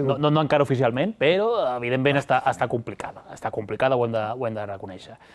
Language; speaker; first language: Catalan; native; Catalan